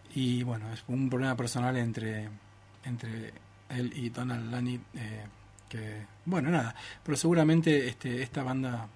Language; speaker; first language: Spanish; native; Spanish